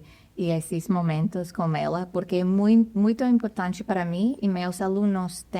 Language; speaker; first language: Portuguese; non-native, fluent; English